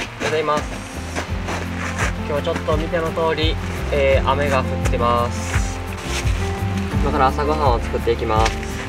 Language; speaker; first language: Japanese; native; Japanese